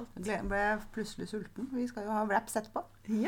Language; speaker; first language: Norwegian; native; Norwegian